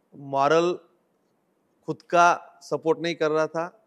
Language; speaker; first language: Hindi; non-native, local second language; Marathi